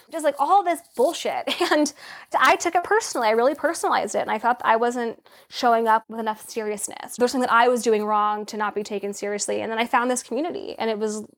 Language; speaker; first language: English; native; English